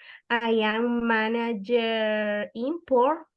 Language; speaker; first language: English; non-native, learner; Spanish